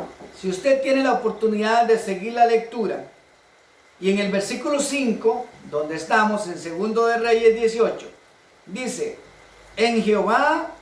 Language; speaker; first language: Spanish; native; Spanish